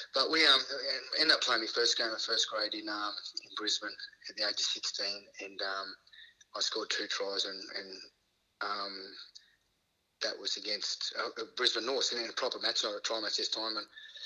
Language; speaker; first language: English; native; English